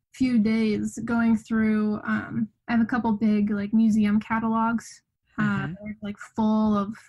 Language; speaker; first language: English; native; English